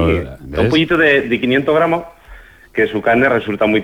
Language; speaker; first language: Spanish; native; Spanish